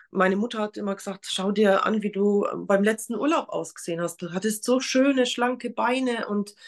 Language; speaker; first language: German; non-native, fluent; Polish